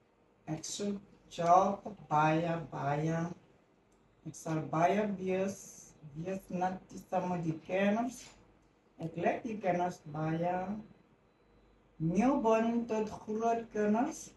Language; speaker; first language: Afrikaans; non-native, local second language; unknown